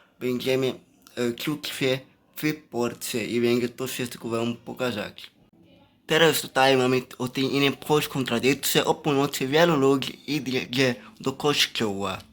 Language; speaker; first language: Polish; non-native, learner; Portuguese